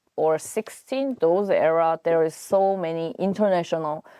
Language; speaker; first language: English; non-native, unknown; Korean